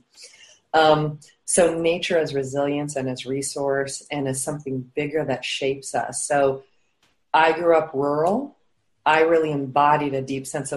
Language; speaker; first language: English; native; English